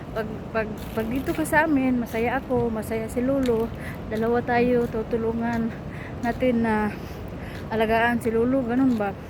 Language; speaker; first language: Filipino; non-native, local second language; Cebuano